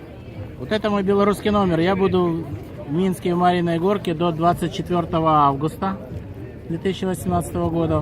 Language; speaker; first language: Russian; native; Russian